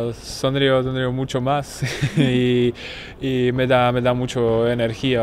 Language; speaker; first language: Spanish; non-native, fluent; Czech